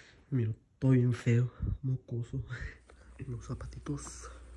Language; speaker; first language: Spanish; early bilingual, heritage; Spanish